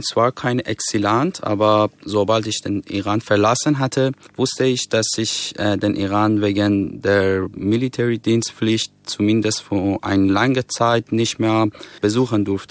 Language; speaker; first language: German; non-native, fluent; Persian